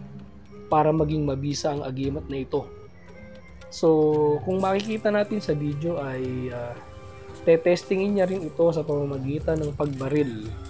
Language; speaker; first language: Filipino; native; Filipino